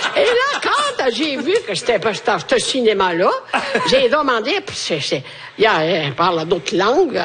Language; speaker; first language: French; non-native, fluent; Italian